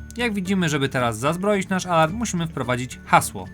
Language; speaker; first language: Polish; native; Polish